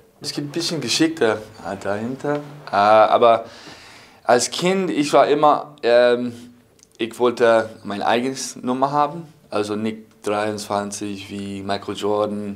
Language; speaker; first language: German; non-native, fluent; English